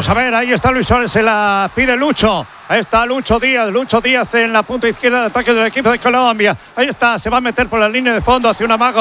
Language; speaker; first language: Spanish; native; Spanish